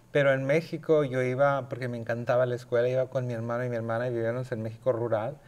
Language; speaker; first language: Spanish; native; Spanish